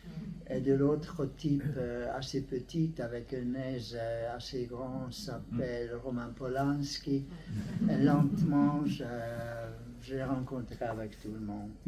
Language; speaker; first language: French; non-native, learner; Hungarian